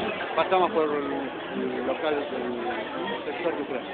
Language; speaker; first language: Spanish; native; Spanish